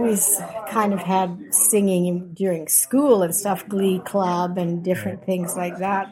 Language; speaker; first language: English; native; English